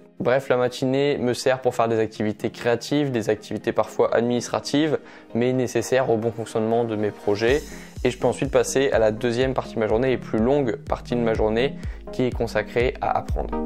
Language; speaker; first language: French; native; French